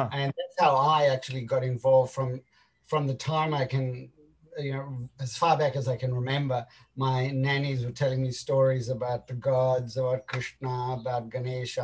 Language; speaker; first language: English; native; English